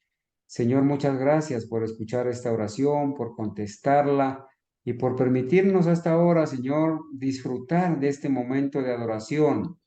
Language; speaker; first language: Spanish; native; Spanish